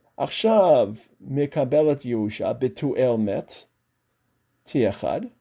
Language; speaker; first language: Hebrew; non-native, fluent; English